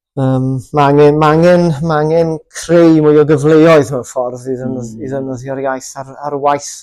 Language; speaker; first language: Welsh; native; Welsh